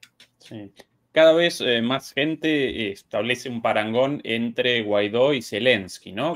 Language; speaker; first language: Spanish; native; Spanish